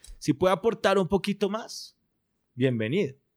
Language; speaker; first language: Spanish; native; Spanish